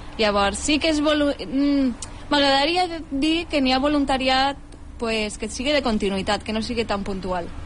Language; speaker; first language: Catalan; native; Catalan